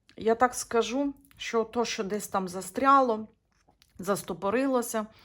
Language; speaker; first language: Ukrainian; native; Ukrainian